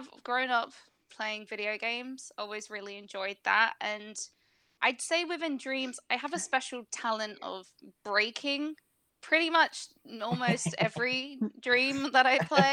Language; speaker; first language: English; native; English